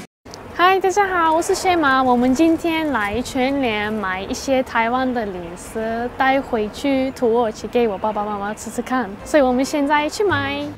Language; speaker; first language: Chinese; non-native, fluent; Turkish